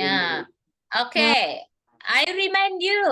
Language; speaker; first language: English; non-native, fluent; Indonesian